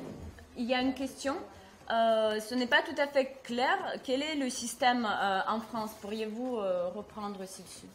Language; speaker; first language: French; non-native, fluent; Russian